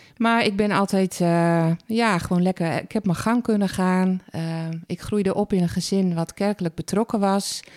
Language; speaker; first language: Dutch; native; Dutch